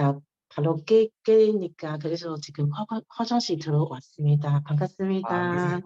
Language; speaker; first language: Korean; non-native, learner; Chinese